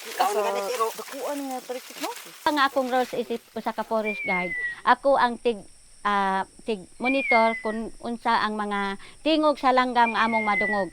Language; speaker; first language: Cebuano; non-native, local second language; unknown